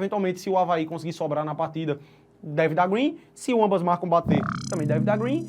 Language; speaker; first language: Portuguese; native; Portuguese